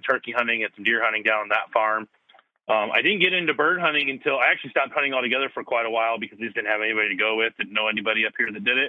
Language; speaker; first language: English; native; English